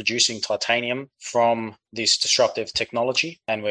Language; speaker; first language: English; native; English